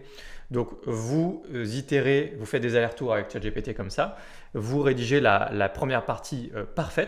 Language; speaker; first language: French; native; French